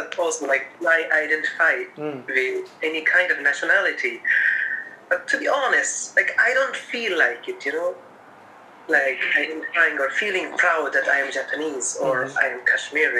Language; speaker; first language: English; non-native, local second language; Japanese